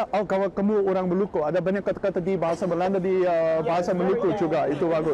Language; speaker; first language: Indonesian; non-native, learner; Dutch